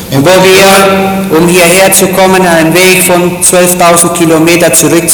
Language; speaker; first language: German; native; German